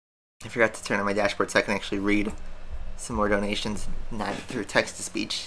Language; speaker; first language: English; native; English